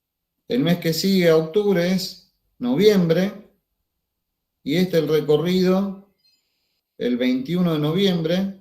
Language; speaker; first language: Spanish; native; Spanish